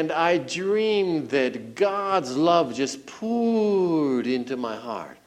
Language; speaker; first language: English; native; English